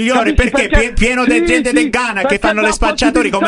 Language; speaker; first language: Italian; non-native, fluent; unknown